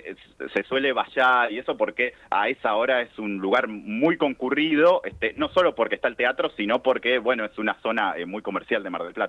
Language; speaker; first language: Spanish; native; Spanish